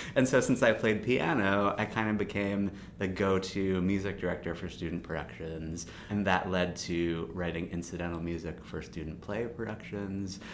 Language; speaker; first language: English; native; English